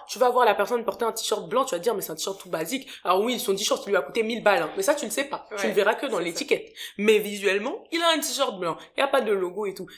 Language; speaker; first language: French; native; French